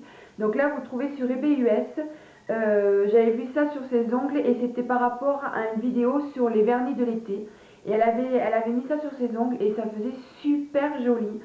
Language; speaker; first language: French; native; French